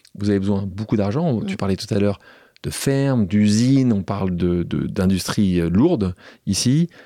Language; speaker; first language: French; native; French